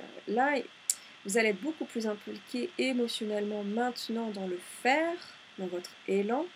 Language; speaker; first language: French; native; French